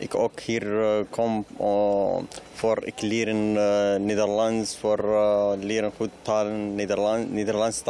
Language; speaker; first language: Dutch; non-native, learner; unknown